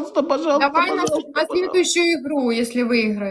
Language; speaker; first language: Russian; native; Russian